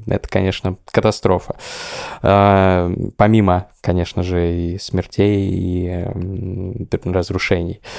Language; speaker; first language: Russian; native; Russian